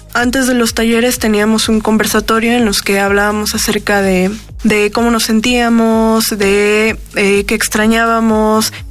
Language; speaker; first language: Spanish; native; Spanish